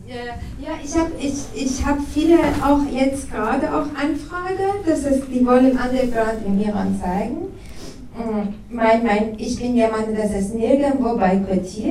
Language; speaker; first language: German; non-native, learner; Persian